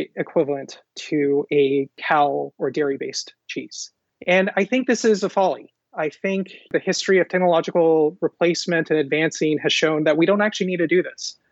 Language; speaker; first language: English; early bilingual, other home language; Hindi